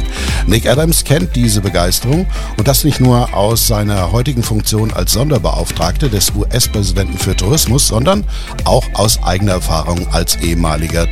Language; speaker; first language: German; native; German